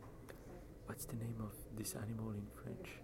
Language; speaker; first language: English; non-native, fluent; French